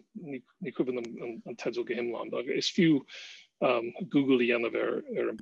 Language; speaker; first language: Irish; non-native, fluent; English